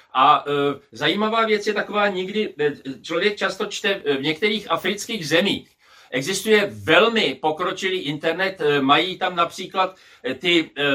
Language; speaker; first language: Czech; native; Czech